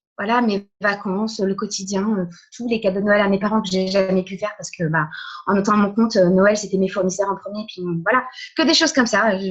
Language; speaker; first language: French; early bilingual, other home language; Portuguese